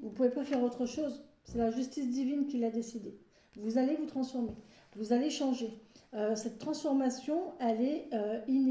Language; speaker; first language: French; native; French